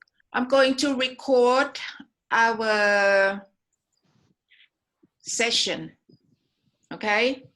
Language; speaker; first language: English; non-native, fluent; Thai